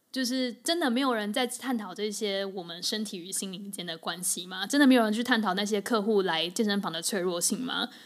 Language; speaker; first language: Chinese; native; Chinese